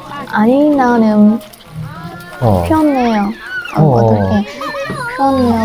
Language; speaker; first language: Korean; non-native, learner; Hmong